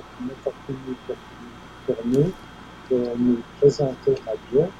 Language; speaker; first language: French; non-native, fluent; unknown